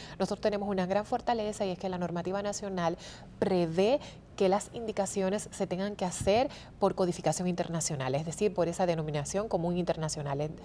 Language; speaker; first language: Spanish; native; Spanish